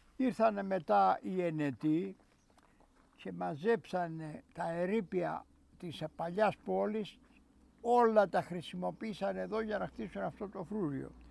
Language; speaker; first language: Greek; native; Greek